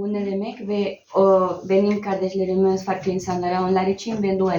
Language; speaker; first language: Turkish; non-native, learner; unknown